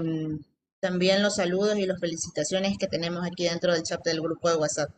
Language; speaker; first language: Spanish; native; Spanish